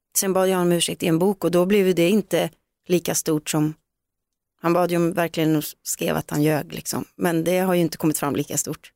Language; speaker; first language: Swedish; native; Swedish